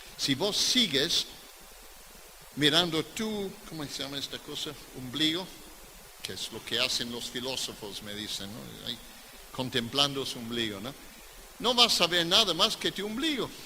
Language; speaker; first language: Spanish; non-native, fluent; English